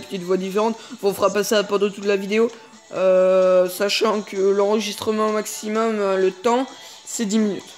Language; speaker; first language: French; native; French